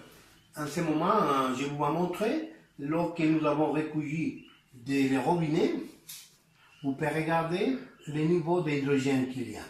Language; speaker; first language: French; non-native, learner; Spanish